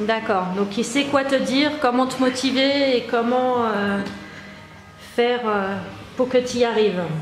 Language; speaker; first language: French; native; French